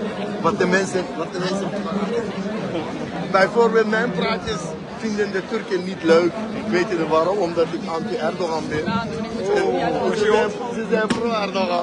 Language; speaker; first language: Dutch; non-native, fluent; Azerbaijani